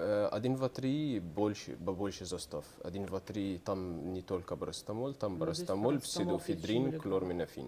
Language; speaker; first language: Russian; non-native, learner; Arabic